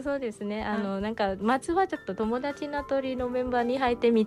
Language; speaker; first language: Japanese; non-native, fluent; Thai